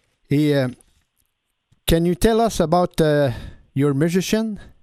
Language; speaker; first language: English; non-native, learner; French